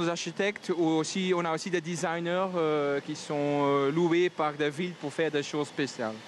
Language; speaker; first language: French; non-native, local second language; Dutch